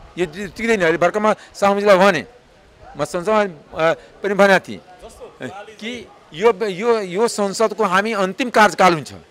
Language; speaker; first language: Nepali; non-native, local second language; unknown